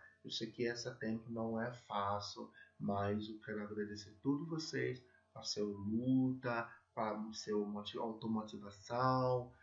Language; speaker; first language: Portuguese; non-native, fluent; English